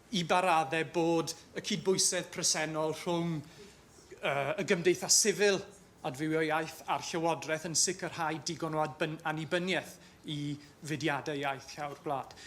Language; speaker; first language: Welsh; native; Welsh